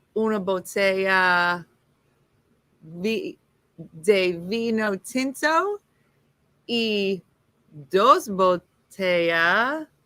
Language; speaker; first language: Spanish; non-native, learner; English